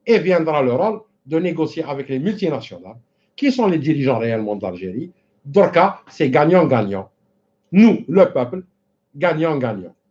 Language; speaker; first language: French; non-native, local second language; Arabic